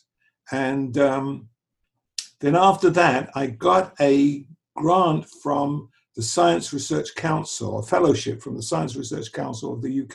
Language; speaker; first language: English; native; English